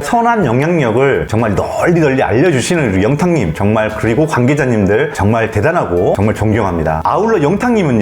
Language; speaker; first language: Korean; native; Korean